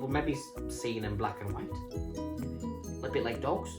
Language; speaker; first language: English; native; English